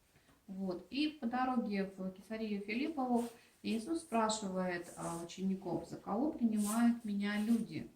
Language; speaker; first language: Russian; native; Russian